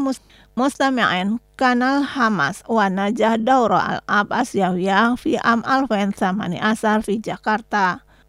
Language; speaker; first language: Arabic; non-native, fluent; Indonesian